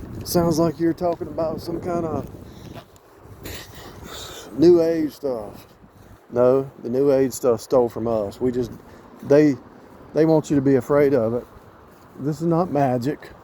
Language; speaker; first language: English; native; English